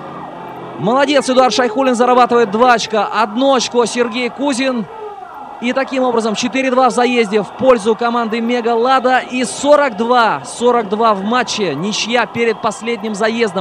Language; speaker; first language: Russian; native; Russian